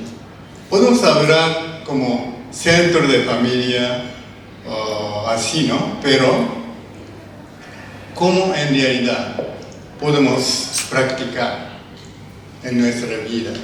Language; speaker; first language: Spanish; non-native, learner; Japanese